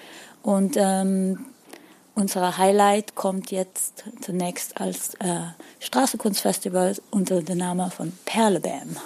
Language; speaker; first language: German; non-native, fluent; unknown